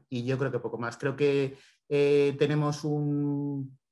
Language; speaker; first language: Spanish; native; Spanish